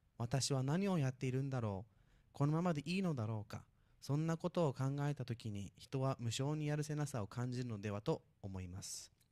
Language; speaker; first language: Japanese; native; Japanese